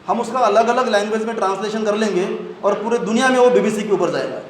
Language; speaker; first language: Hindi; non-native, local second language; Marathi